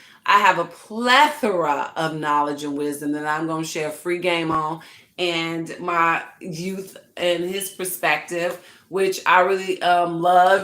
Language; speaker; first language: English; native; English